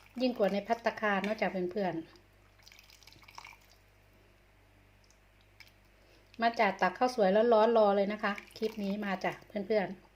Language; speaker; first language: Thai; non-native, local second language; Lao